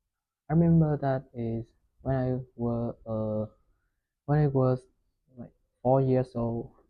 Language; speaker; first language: English; non-native, learner; Vietnamese